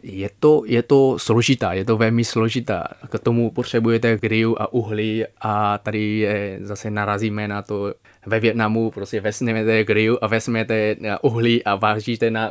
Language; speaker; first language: Czech; non-native, fluent; Vietnamese